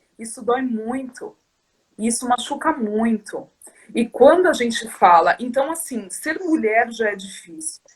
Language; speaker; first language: Portuguese; native; Portuguese